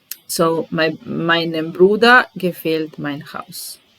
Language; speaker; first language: German; non-native, fluent; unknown